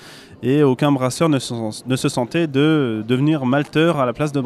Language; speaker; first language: French; native; French